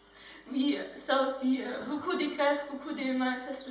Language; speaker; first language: French; non-native, learner; German